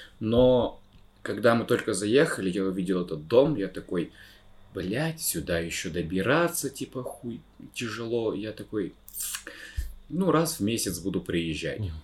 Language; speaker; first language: Russian; native; Russian